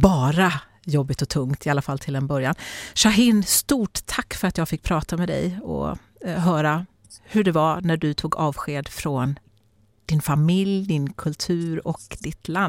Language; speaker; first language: Swedish; native; Swedish